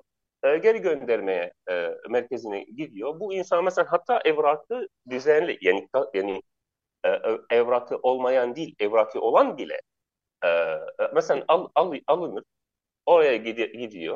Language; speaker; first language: Turkish; non-native, learner; Arabic